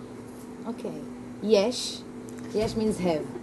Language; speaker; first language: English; non-native, fluent; Hebrew